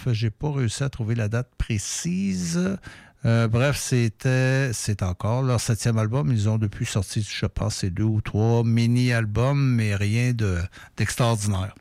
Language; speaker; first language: French; native; French